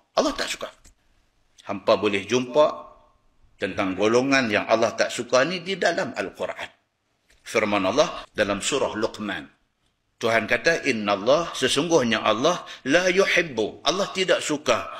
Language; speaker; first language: Malay; native; Malay